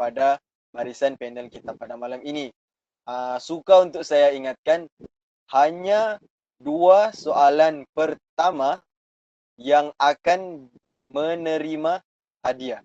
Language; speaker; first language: Malay; native; Malay